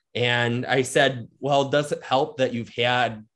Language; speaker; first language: English; native; English